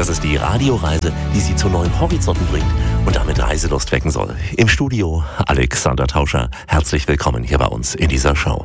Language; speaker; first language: German; native; German